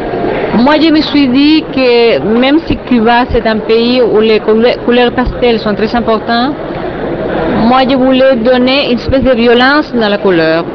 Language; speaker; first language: French; non-native, fluent; Spanish